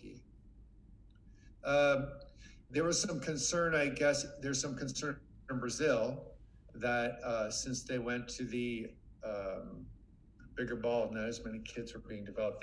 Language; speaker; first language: English; native; English